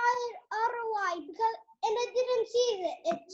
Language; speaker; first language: English; non-native, learner; Arabic